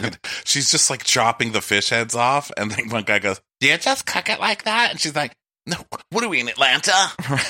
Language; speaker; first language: English; native; English